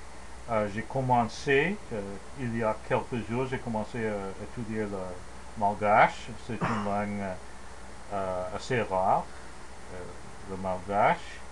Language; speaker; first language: French; non-native, learner; English